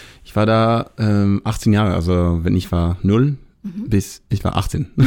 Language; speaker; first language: German; non-native, fluent; Hebrew